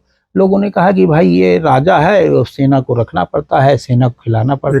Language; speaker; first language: Hindi; native; Hindi